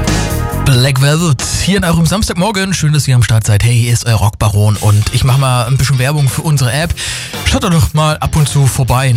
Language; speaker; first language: German; native; German